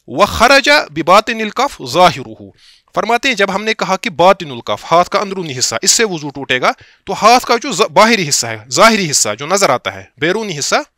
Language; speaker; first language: Urdu; non-native, local second language; Kashmiri